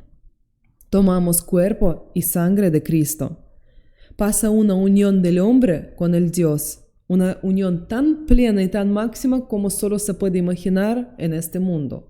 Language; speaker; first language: Spanish; non-native, fluent; Russian